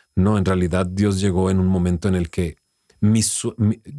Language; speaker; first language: Spanish; native; Spanish